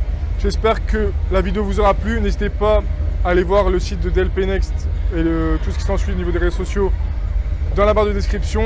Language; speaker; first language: French; native; French